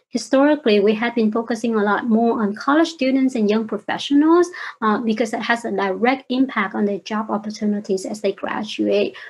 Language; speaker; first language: English; non-native, fluent; Vietnamese